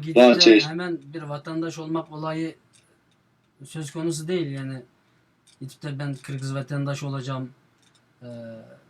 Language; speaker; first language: Turkish; non-native, fluent; Uyghur